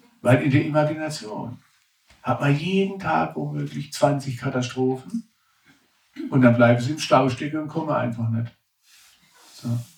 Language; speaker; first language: German; native; German